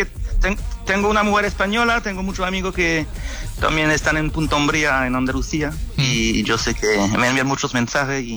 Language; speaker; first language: Spanish; non-native, fluent; French